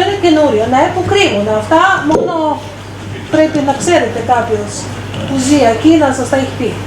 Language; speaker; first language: Greek; non-native, fluent; Serbian